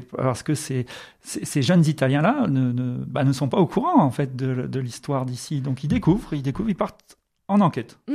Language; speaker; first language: French; native; French